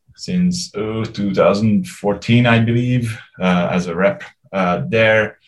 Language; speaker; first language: English; non-native, fluent; Hungarian